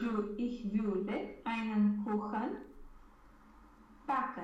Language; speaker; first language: German; non-native, learner; Romanian